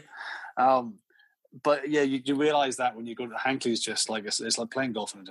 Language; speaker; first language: English; native; English